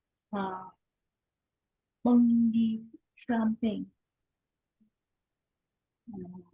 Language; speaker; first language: English; non-native, learner; Vietnamese